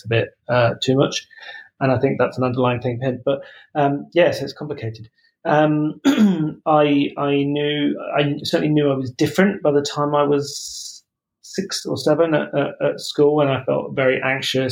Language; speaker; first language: English; native; English